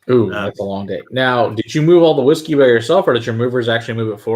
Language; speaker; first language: English; native; English